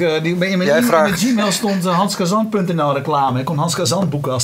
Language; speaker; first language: Dutch; native; Dutch